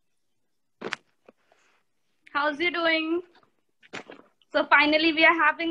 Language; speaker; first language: English; non-native, local second language; Hindi